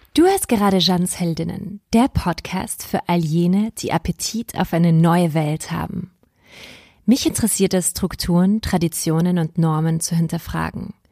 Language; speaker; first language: German; native; German